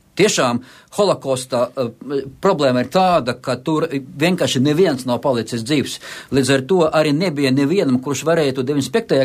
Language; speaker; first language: Latvian; non-native, local second language; Russian